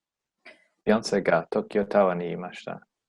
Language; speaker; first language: Japanese; non-native, learner; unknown